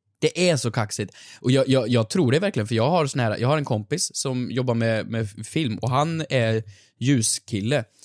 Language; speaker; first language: Swedish; native; Swedish